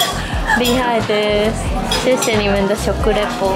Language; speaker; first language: Chinese; non-native, fluent; Japanese